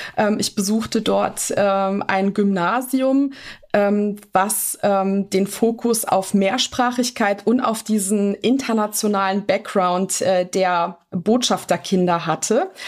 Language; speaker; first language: German; native; German